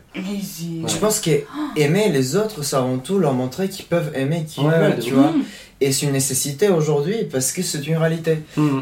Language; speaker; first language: French; non-native, fluent; Spanish